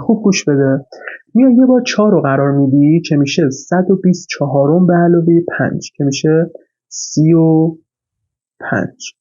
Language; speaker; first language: Persian; native; Persian